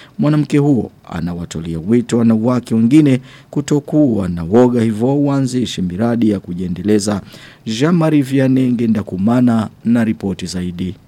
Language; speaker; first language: Swahili; non-native, local second language; Rundi